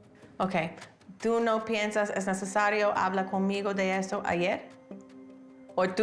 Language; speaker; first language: Spanish; non-native, learner; English